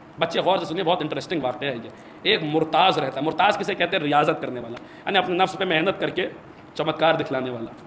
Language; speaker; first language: Hindi; native; Hindi